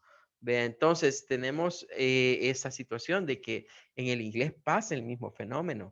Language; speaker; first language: Spanish; native; Spanish